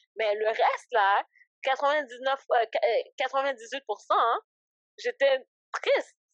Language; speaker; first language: French; early bilingual, other home language; Haitian Creole